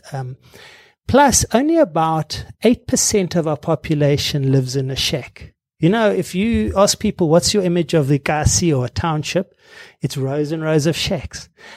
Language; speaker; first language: English; native; English